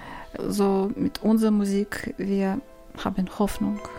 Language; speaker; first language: German; non-native, learner; Ukrainian